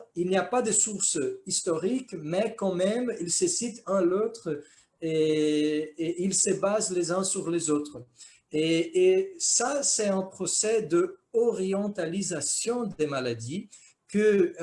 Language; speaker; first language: French; non-native, fluent; Portuguese